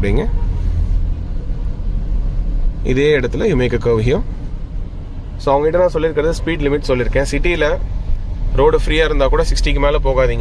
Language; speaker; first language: Tamil; native; Tamil